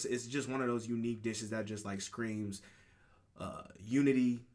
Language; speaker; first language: English; native; English